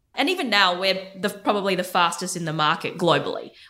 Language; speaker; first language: English; native; English